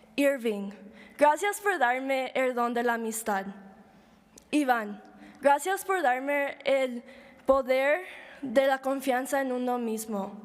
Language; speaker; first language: Spanish; early bilingual, heritage; Spanish